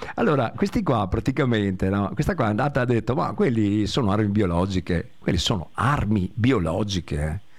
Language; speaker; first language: Italian; native; Italian